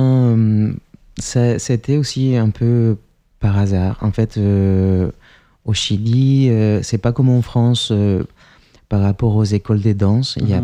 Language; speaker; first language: French; non-native, fluent; Spanish